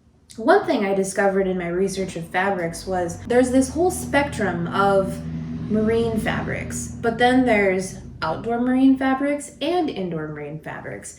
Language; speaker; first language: English; native; English